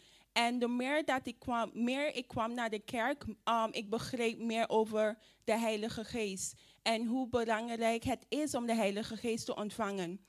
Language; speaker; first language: Dutch; non-native, fluent; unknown